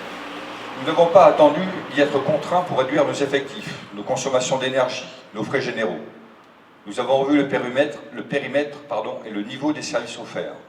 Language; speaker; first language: French; native; French